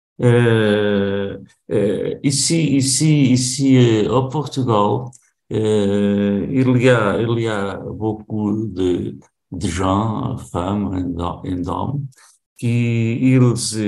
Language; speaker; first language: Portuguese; non-native, learner; French